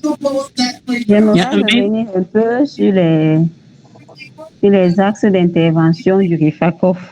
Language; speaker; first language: French; native; French